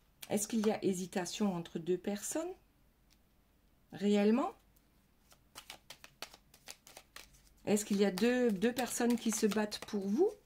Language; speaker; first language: French; native; French